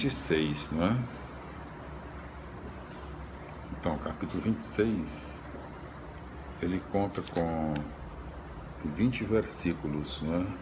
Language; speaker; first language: Portuguese; native; Portuguese